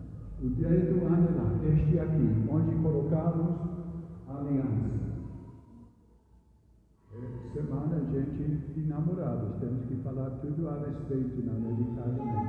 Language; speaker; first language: Portuguese; non-native, fluent; English